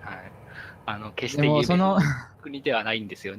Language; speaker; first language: Japanese; native; Japanese